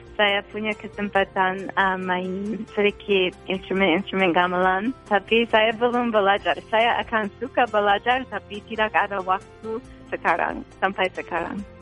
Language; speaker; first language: Indonesian; non-native, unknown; English